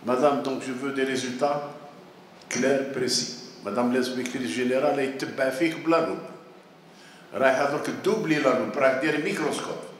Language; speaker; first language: French; non-native, local second language; Arabic